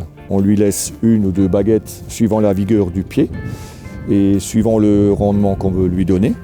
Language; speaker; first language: French; native; French